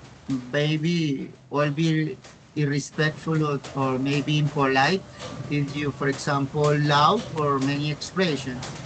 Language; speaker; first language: English; non-native, learner; Spanish